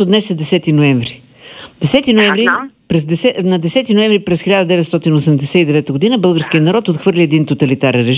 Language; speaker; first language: Bulgarian; native; Bulgarian